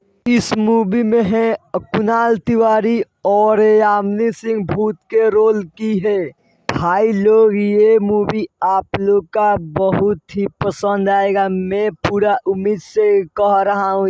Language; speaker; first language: Hindi; non-native, local second language; Bhojpuri